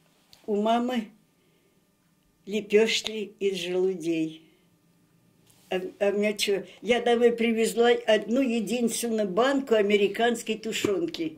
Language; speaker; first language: Russian; native; Russian